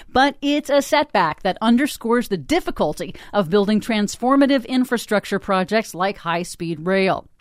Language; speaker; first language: English; native; English